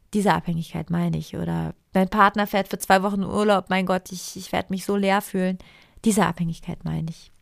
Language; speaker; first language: German; non-native, fluent; Italian